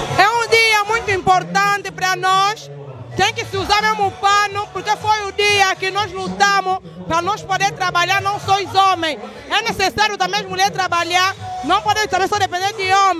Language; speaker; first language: Portuguese; non-native, fluent; Lingala